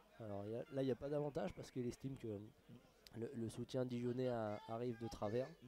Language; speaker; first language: French; native; French